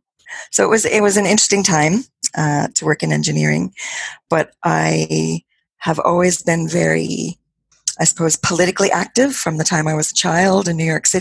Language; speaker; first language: English; native; English